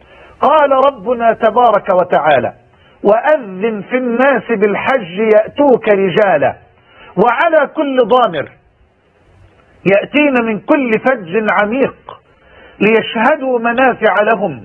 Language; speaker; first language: Arabic; native; Arabic